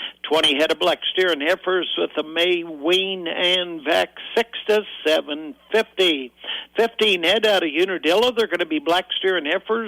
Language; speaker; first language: English; native; English